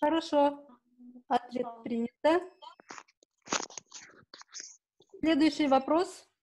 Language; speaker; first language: Russian; non-native, local second language; Kyrgyz